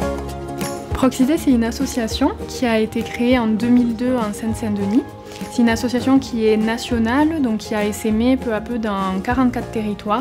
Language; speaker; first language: French; native; French